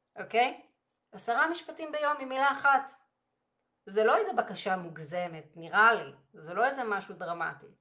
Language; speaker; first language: Hebrew; native; Hebrew